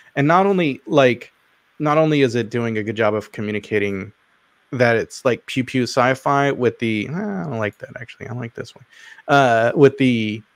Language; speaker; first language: English; native; English